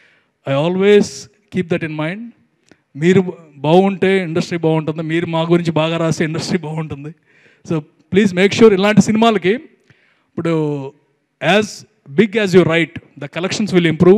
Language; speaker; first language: Telugu; native; Telugu